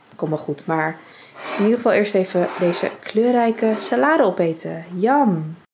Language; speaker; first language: Dutch; early bilingual, other home language; Armenian